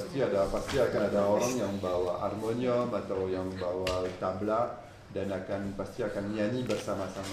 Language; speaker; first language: Indonesian; non-native, fluent; French